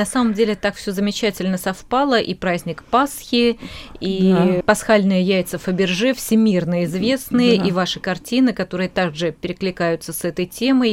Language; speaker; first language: Russian; native; Russian